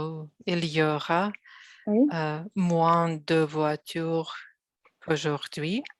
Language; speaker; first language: French; non-native, learner; Russian